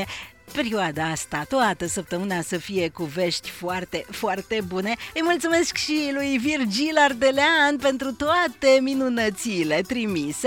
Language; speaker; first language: Romanian; native; Romanian